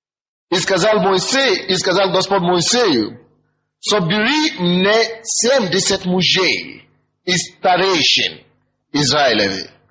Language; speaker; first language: Russian; non-native, fluent; Yoruba